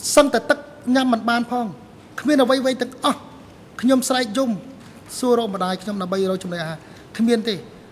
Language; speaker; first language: Khmer; native; Khmer